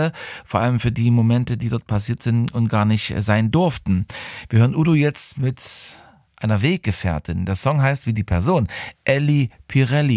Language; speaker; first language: German; native; German